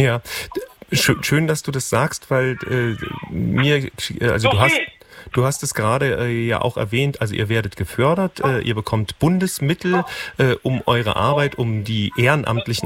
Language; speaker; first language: German; native; German